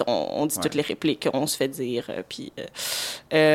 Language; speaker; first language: French; native; French